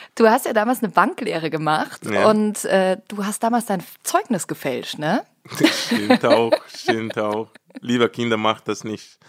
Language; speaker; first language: German; non-native, fluent; Portuguese